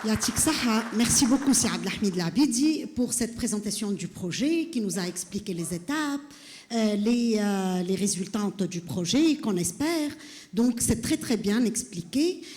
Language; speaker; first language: French; non-native, local second language; Arabic